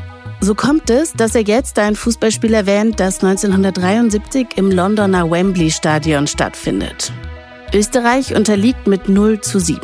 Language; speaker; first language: German; native; German